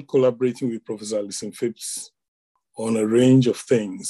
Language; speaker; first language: English; non-native, local second language; Ewe